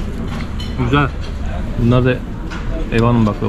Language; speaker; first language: Turkish; native; Turkish